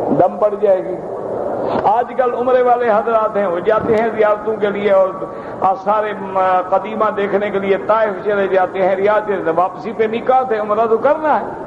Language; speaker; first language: Urdu; native; Urdu